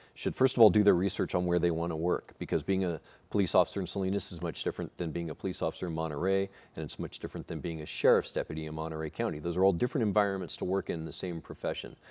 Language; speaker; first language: English; native; English